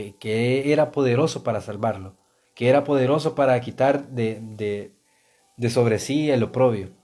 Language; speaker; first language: Spanish; native; Spanish